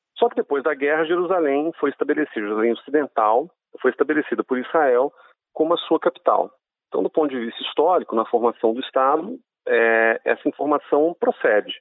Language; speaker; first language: Portuguese; non-native, fluent; Hebrew